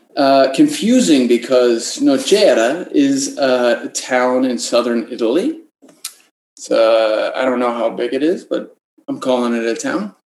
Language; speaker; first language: English; native; English